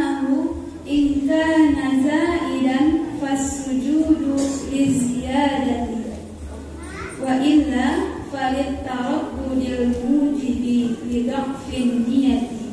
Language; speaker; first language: Arabic; non-native, learner; Indonesian